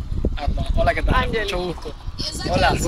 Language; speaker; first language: Spanish; native; Spanish